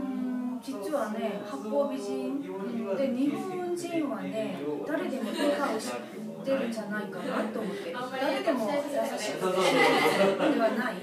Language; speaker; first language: Japanese; non-native, fluent; Korean